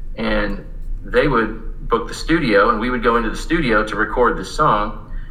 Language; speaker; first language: English; native; English